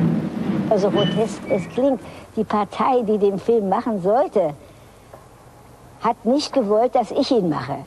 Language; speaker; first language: German; native; German